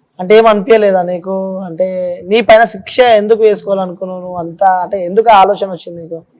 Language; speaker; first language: Telugu; native; Telugu